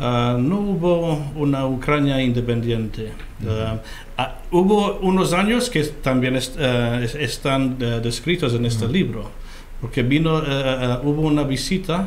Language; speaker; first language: Spanish; non-native, fluent; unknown